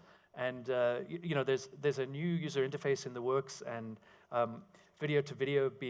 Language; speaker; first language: English; native; English